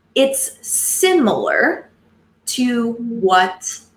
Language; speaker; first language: English; native; English